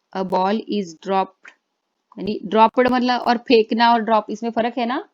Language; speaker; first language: Hindi; non-native, local second language; Marathi